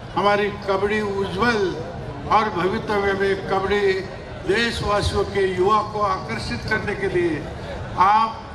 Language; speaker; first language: Hindi; non-native, local second language; Marathi